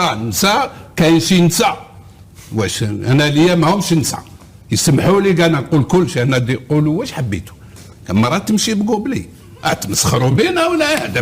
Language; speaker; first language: Arabic; native; Arabic